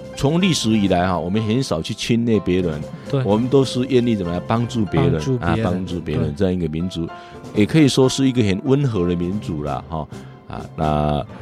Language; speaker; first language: Chinese; non-native, fluent; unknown